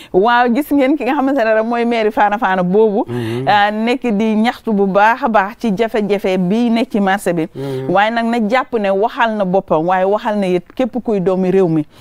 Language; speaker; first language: Wolof; native; Wolof